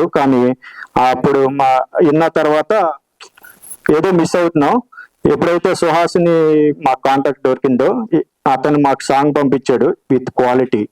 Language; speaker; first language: Telugu; native; Telugu